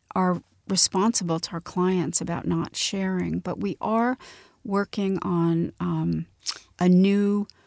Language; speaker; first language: English; native; English